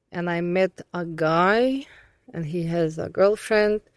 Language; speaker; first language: English; non-native, fluent; Russian